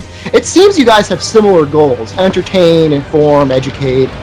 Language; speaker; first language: English; native; English